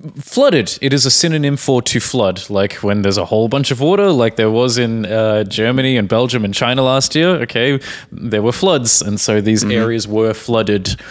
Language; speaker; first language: English; native; English